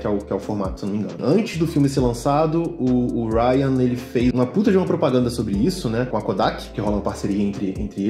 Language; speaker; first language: Portuguese; native; Portuguese